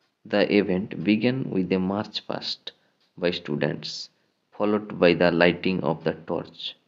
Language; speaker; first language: English; non-native, local second language; Bangla